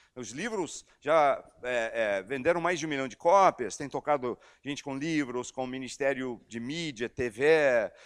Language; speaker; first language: Portuguese; non-native, fluent; English